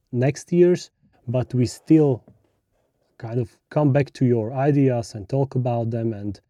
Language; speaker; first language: English; non-native, fluent; Slovak